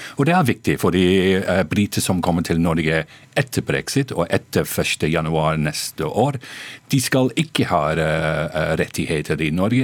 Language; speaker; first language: Norwegian; non-native, fluent; English